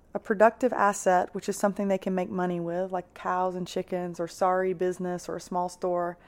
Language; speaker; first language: English; native; English